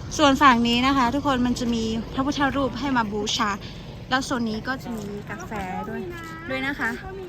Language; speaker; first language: Thai; non-native, local second language; Karen languages